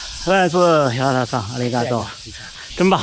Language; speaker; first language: Chinese; native; Chinese